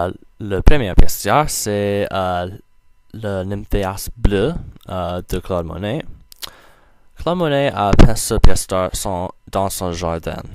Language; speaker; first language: French; non-native, learner; English